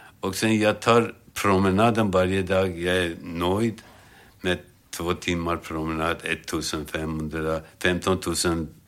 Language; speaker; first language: Swedish; non-native, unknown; Armenian